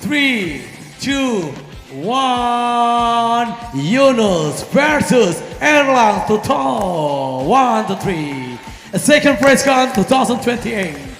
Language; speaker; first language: English; non-native, fluent; Indonesian